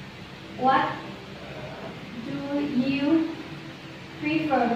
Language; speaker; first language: English; non-native, learner; Vietnamese